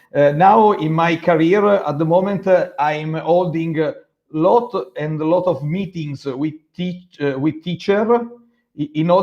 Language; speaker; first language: English; non-native, fluent; Italian